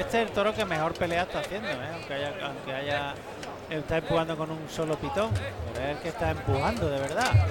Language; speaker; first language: Spanish; native; Spanish